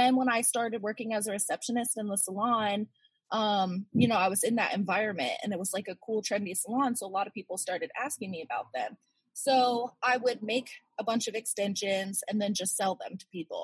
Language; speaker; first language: English; native; English